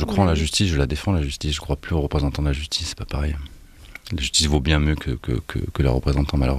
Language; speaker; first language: French; native; French